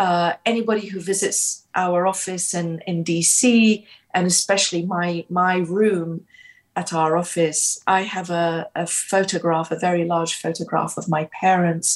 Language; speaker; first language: English; native; English